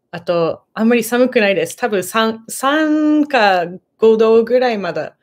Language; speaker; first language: Japanese; non-native, fluent; English